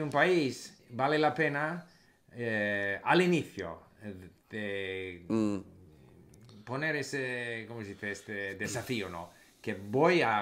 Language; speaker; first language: Spanish; non-native, fluent; English